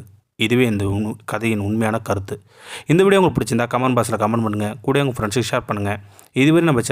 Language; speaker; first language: Tamil; native; Tamil